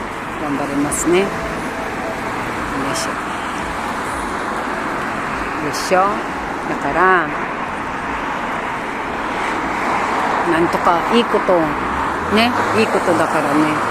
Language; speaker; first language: Japanese; non-native, learner; Filipino